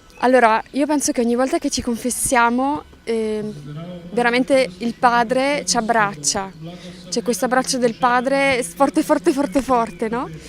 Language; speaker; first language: Italian; native; Italian